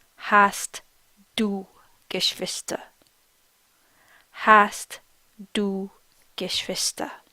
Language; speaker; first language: German; non-native, fluent; English